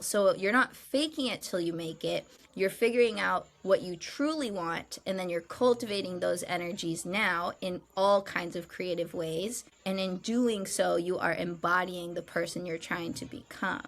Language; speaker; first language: English; native; English